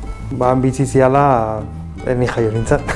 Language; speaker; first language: Basque; early bilingual, other home language; Arabic